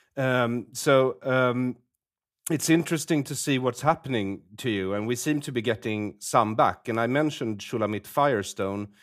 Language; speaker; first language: English; non-native, fluent; Swedish